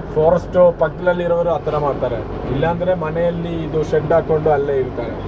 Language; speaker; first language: Kannada; non-native, fluent; Malayalam